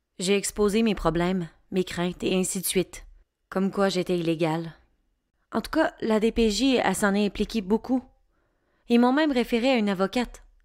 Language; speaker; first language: French; native; French